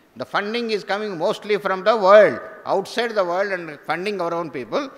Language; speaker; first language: English; non-native, local second language; Telugu